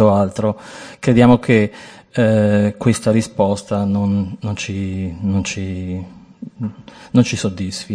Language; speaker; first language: Italian; native; Italian